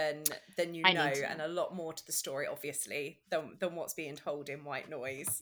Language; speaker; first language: English; native; English